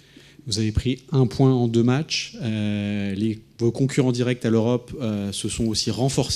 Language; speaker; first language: French; native; French